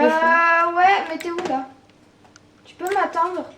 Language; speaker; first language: French; native; French